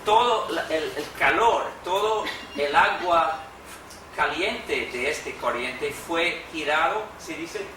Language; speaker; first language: Spanish; non-native, fluent; English